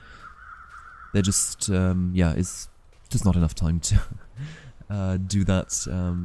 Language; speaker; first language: English; native; English